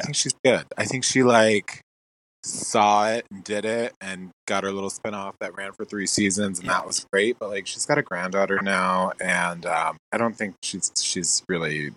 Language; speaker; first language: English; native; English